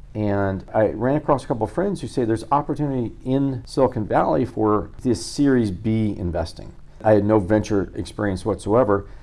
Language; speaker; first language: English; native; English